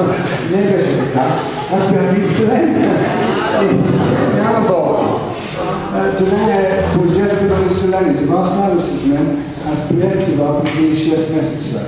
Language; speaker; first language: Bulgarian; non-native, learner; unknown